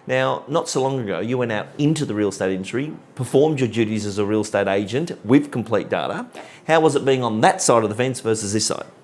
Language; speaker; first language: English; native; English